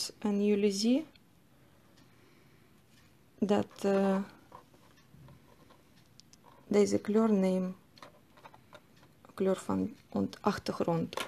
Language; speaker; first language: Dutch; non-native, learner; Russian